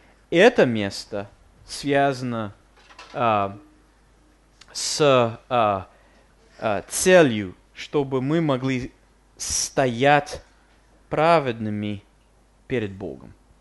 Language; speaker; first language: Russian; non-native, fluent; English